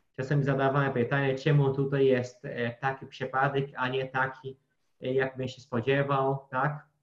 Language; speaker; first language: Polish; non-native, fluent; Portuguese